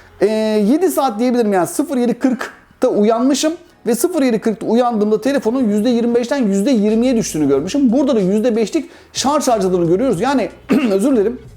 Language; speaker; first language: Turkish; native; Turkish